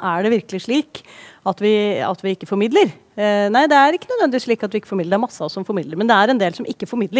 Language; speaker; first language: Norwegian; native; Norwegian